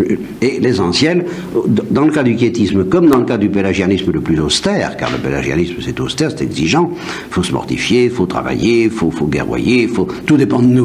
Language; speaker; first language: French; native; French